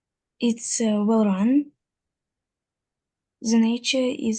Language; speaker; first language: English; non-native, learner; Russian